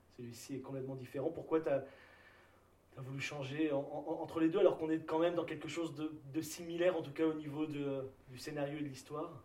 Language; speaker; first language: French; native; French